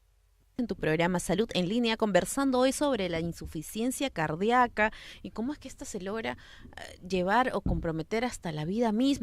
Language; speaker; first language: Spanish; native; Spanish